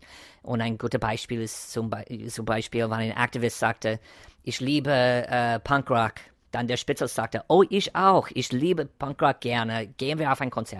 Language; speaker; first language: German; non-native, fluent; English